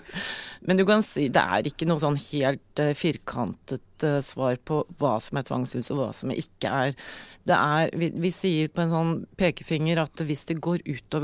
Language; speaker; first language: Norwegian; native; Norwegian